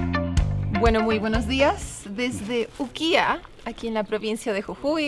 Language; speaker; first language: Spanish; native; Spanish